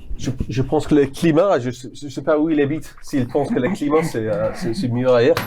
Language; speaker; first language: French; non-native, fluent; English